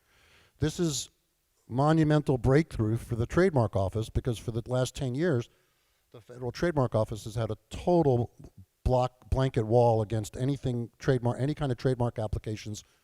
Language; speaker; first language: English; native; English